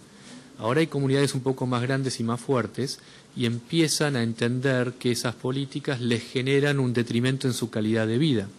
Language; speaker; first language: Spanish; native; Spanish